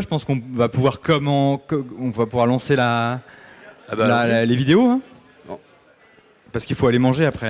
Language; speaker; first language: French; native; French